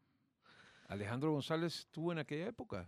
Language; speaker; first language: Spanish; native; Spanish